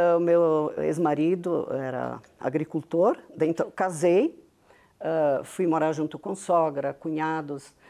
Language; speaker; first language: Portuguese; non-native, local second language; Venetian